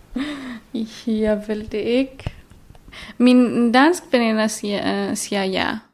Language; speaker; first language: Danish; non-native, fluent; Persian